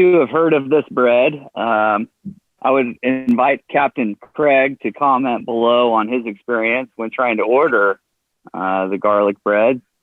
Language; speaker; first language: English; native; English